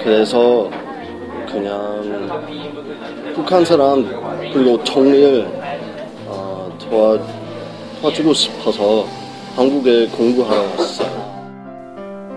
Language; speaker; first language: Korean; non-native, learner; English